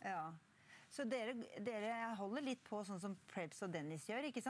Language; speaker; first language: Norwegian; native; Norwegian